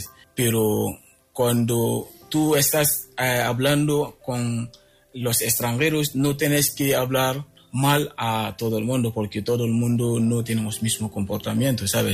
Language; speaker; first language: Spanish; non-native, local second language; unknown